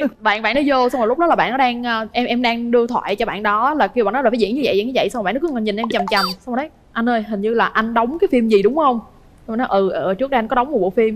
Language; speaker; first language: Vietnamese; native; Vietnamese